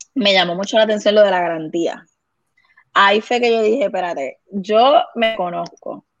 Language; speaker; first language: Spanish; native; Spanish